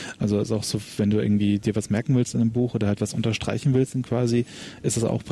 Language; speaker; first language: German; native; German